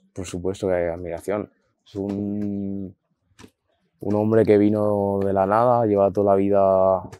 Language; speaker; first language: Spanish; early bilingual, other home language; Arabic